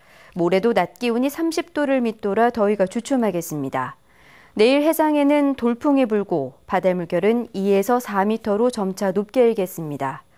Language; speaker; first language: Korean; native; Korean